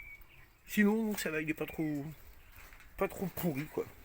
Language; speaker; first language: French; native; French